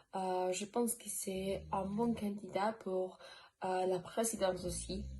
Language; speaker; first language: French; non-native, learner; Spanish